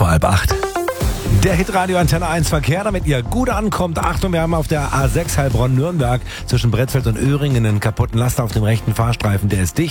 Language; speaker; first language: German; native; German